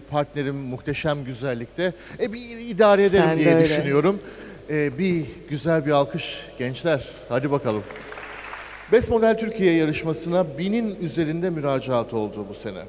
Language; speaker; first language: Turkish; native; Turkish